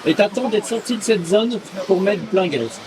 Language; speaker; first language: French; native; French